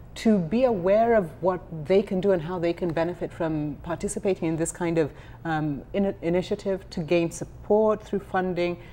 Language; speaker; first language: English; non-native, local second language; Ganda